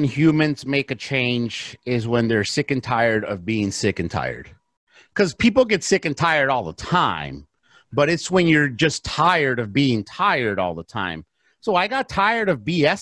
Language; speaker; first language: English; early bilingual, other home language; Spanish